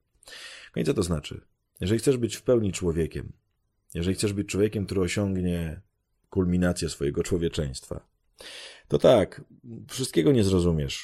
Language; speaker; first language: Polish; native; Polish